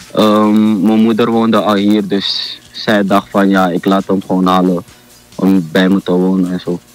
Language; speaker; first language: Dutch; native; Dutch